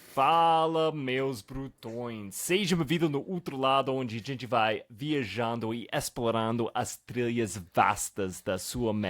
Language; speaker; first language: Portuguese; non-native, fluent; English